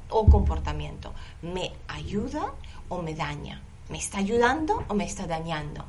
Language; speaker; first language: Spanish; non-native, fluent; Lithuanian